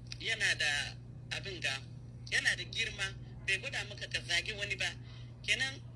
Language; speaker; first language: Hausa; native; Hausa